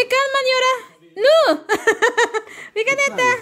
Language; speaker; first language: Swedish; non-native, learner; Indonesian